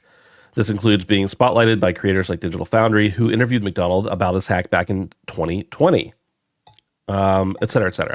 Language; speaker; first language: English; native; English